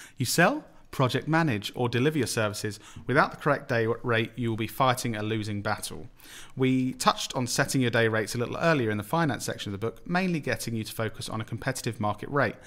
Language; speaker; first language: English; native; English